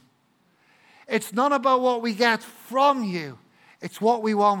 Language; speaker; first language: English; native; English